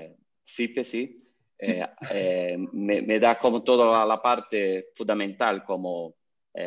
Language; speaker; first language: Spanish; non-native, learner; Portuguese